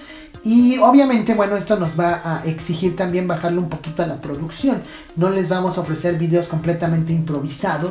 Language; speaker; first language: Spanish; native; Spanish